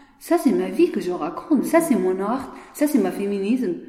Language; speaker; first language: French; non-native, learner; Persian